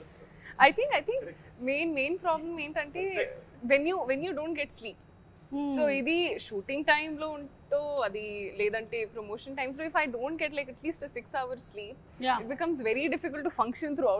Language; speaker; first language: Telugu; non-native, fluent; Hindi